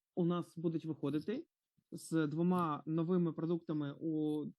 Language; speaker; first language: Ukrainian; non-native, fluent; Croatian